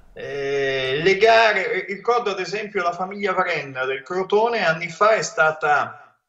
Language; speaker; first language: Italian; native; Italian